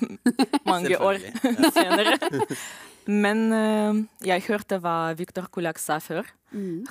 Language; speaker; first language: Norwegian; non-native, learner; Romanian